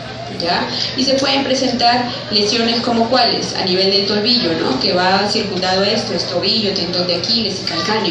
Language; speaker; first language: Spanish; native; Spanish